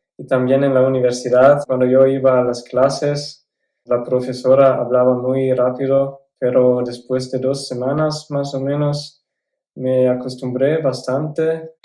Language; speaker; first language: Spanish; non-native, fluent; German